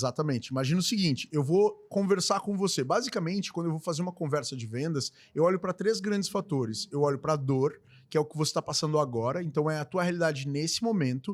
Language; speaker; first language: Portuguese; native; Portuguese